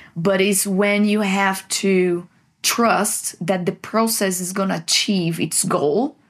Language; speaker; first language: English; non-native, fluent; Portuguese